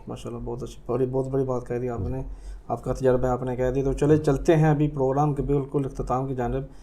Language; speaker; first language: Urdu; non-native, local second language; Punjabi